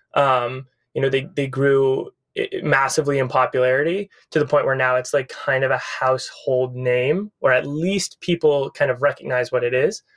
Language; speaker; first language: English; native; English